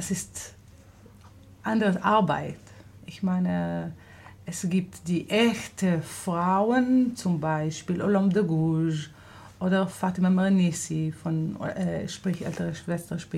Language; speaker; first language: German; non-native, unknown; Hebrew